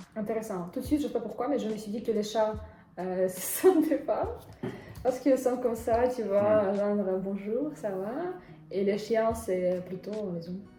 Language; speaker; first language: French; non-native, fluent; Russian